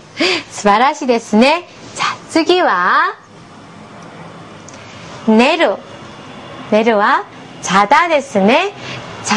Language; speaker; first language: Japanese; non-native, fluent; Korean